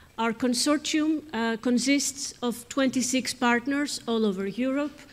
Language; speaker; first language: English; non-native, fluent; Greek